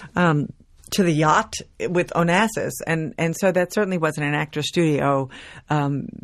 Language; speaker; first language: English; native; English